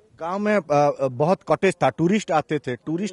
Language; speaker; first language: Hindi; non-native, local second language; Odia